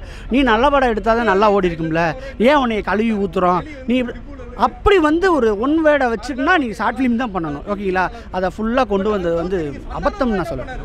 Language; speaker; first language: Tamil; native; Tamil